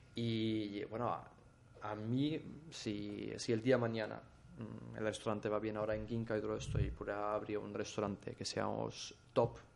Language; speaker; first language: Spanish; non-native, fluent; German